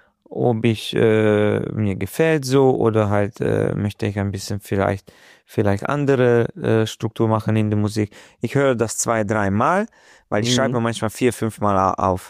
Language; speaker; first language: German; non-native, fluent; Hungarian